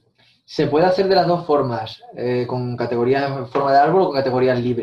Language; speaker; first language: Spanish; native; Spanish